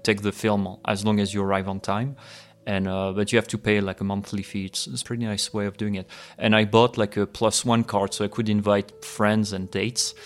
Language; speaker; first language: English; non-native, fluent; French